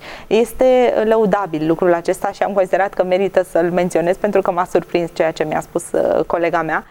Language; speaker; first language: Romanian; native; Romanian